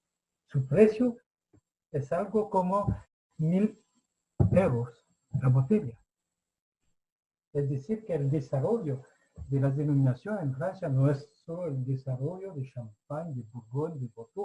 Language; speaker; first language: Spanish; non-native, fluent; French